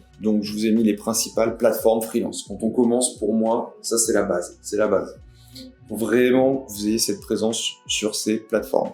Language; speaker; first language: French; native; French